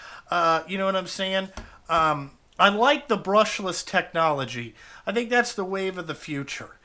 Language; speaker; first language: English; native; English